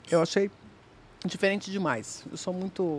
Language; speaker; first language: Portuguese; native; Portuguese